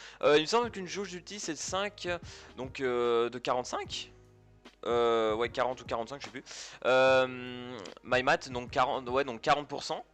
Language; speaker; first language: French; native; French